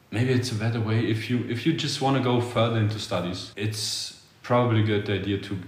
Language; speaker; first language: English; early bilingual, other home language; Polish